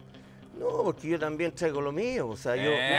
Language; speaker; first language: Spanish; native; Spanish